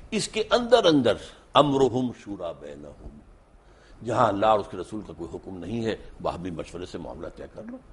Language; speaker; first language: Urdu; native; Urdu